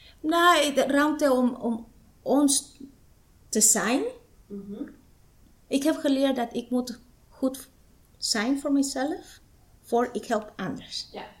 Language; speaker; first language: Dutch; non-native, fluent; Spanish